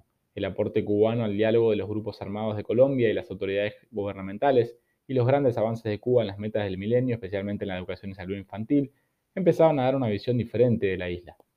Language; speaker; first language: Spanish; native; Spanish